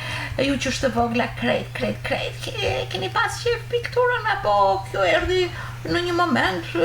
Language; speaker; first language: Albanian; native; Albanian